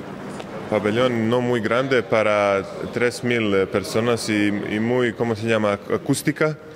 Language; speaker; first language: Spanish; non-native, learner; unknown